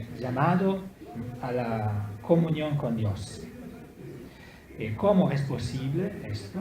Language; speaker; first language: Spanish; non-native, fluent; Italian